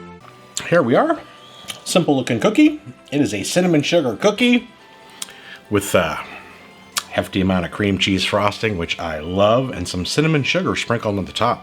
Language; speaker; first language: English; native; English